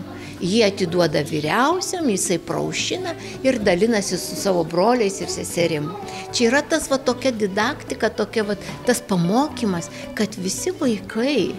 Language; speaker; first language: Lithuanian; native; Lithuanian